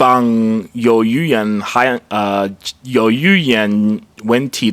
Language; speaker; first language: Chinese; non-native, learner; English